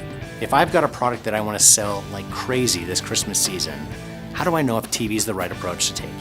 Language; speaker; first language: English; native; English